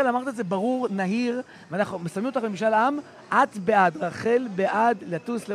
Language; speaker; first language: Hebrew; native; Hebrew